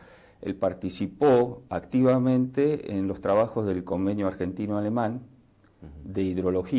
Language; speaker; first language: Spanish; native; Spanish